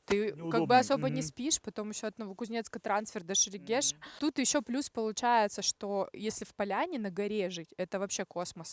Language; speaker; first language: Russian; native; Russian